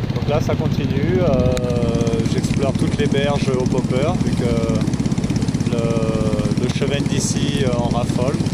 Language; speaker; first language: French; native; French